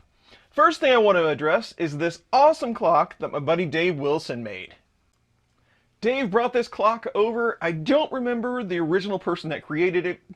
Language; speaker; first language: English; native; English